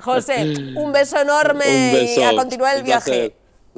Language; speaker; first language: Spanish; native; Spanish